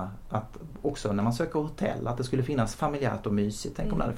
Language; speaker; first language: Swedish; native; Swedish